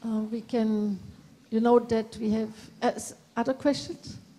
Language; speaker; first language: English; non-native, fluent; French